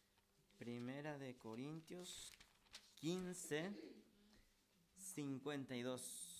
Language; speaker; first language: Spanish; native; Spanish